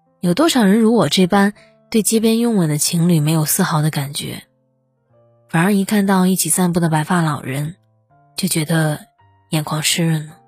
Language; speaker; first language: Chinese; native; Chinese